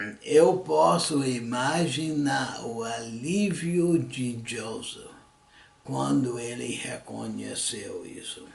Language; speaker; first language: Portuguese; early bilingual, other home language; English